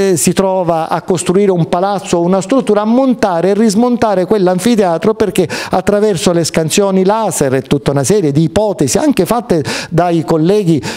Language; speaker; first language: Italian; native; Italian